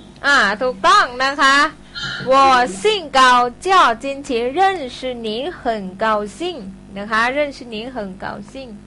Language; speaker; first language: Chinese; non-native, fluent; Thai